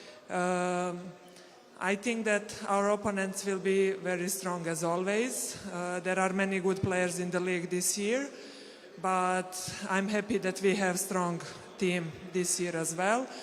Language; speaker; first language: English; non-native, fluent; Serbian